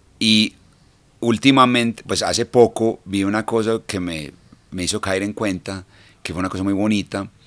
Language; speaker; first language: Spanish; early bilingual, heritage; English